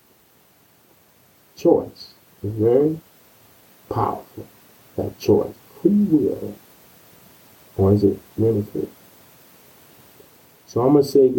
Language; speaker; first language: English; native; English